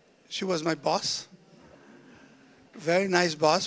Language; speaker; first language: English; non-native, fluent; Portuguese